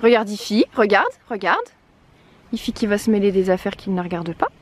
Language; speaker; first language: French; native; French